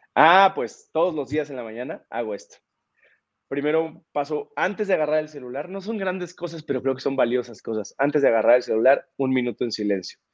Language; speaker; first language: Spanish; native; Spanish